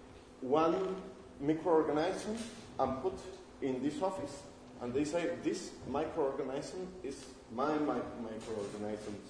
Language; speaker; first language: English; non-native, learner; Spanish